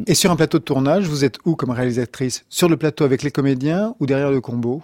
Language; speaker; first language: French; native; French